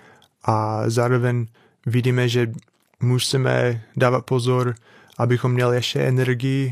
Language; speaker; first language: Czech; non-native, fluent; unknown